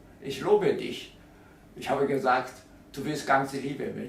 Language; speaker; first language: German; non-native, learner; Korean